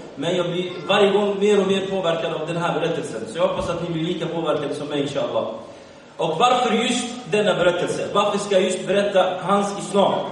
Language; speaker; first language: Swedish; early bilingual, other home language; Arabic